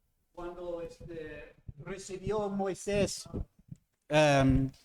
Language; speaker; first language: Spanish; non-native, fluent; English